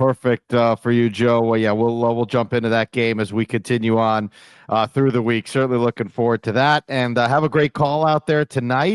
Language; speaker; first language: English; native; English